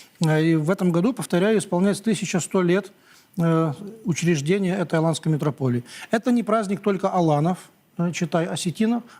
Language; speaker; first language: Russian; native; Russian